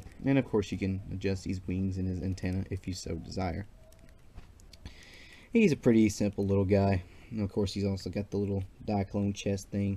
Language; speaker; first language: English; native; English